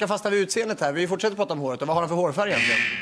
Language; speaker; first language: Swedish; native; Swedish